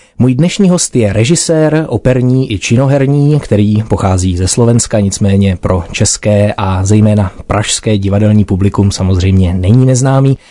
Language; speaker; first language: Czech; native; Czech